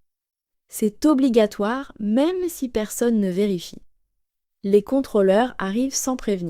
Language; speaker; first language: French; native; French